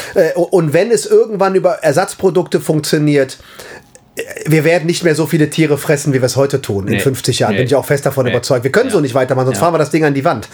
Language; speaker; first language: German; early bilingual, other home language; French